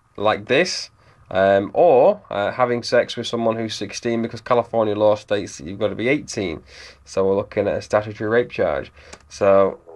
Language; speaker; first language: English; native; English